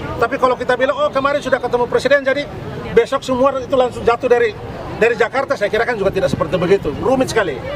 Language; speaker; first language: Indonesian; non-native, local second language; Tetum